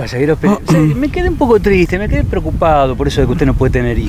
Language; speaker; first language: Spanish; native; Spanish